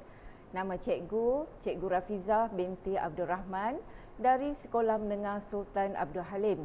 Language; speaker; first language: Malay; native; Malay